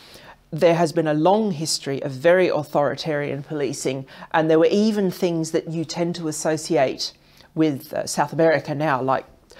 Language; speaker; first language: English; native; English